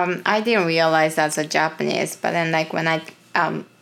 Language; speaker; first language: English; non-native, fluent; Japanese